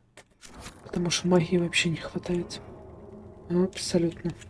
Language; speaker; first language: Russian; native; Russian